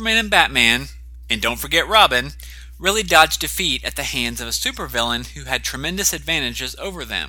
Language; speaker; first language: English; native; English